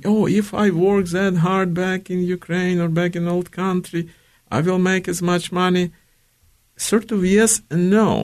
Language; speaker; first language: English; non-native, fluent; Ukrainian